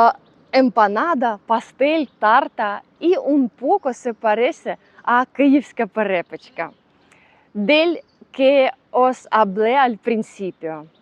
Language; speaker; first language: Spanish; non-native, learner; Ukrainian